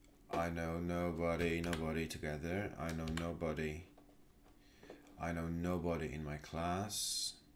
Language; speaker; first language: English; non-native, fluent; Polish